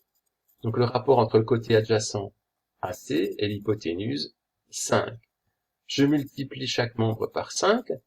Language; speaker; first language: French; native; French